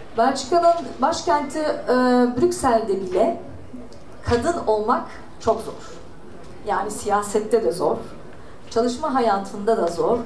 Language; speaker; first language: Turkish; native; Turkish